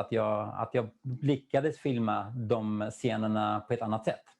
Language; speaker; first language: Swedish; non-native, fluent; Kurdish